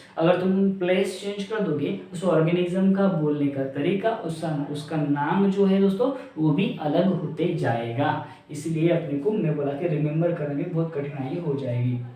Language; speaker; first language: Hindi; non-native, local second language; Marathi